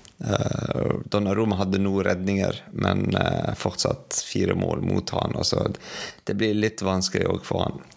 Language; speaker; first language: Norwegian; non-native, fluent; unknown